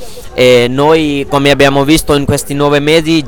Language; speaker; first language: Italian; non-native, learner; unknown